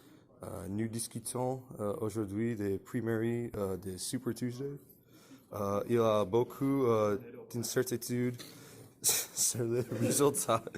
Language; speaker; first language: French; non-native, learner; English